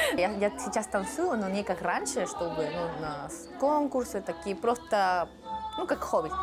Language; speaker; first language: Russian; non-native, fluent; Spanish